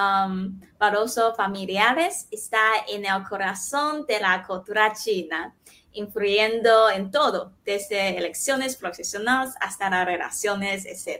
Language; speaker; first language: Spanish; non-native, fluent; Chinese